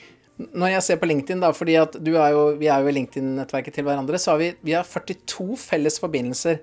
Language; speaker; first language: Norwegian; native; Norwegian